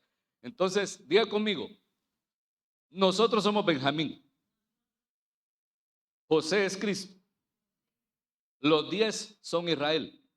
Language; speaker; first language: Spanish; native; Spanish